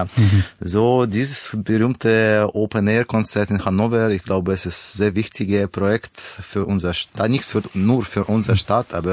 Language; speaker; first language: German; non-native, learner; Russian